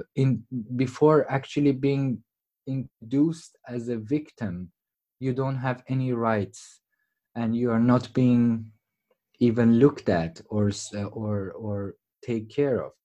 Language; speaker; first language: English; non-native, fluent; Persian